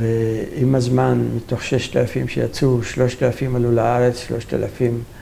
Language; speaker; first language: Hebrew; non-native, fluent; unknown